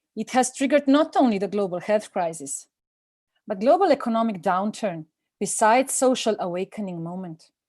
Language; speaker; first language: English; non-native, fluent; Slovenian